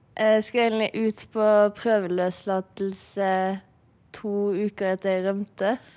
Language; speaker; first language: Norwegian; native; Norwegian